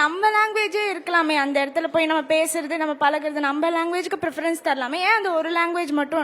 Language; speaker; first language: Tamil; native; Tamil